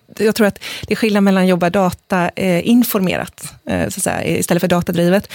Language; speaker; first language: Swedish; native; Swedish